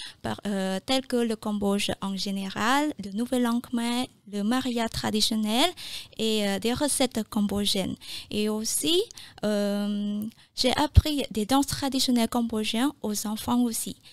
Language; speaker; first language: French; non-native, fluent; Khmer